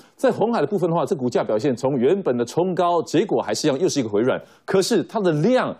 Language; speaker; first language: Chinese; native; Chinese